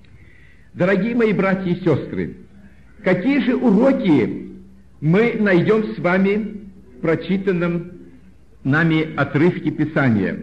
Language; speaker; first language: Russian; native; Russian